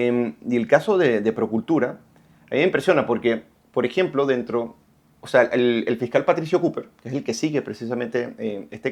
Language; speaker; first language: Spanish; native; Spanish